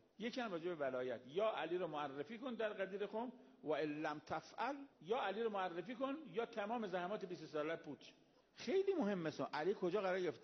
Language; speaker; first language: Persian; native; Persian